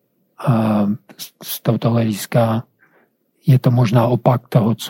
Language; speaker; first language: Czech; non-native, fluent; English